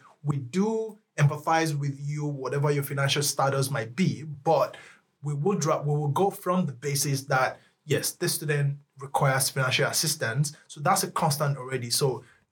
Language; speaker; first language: English; non-native, local second language; Yoruba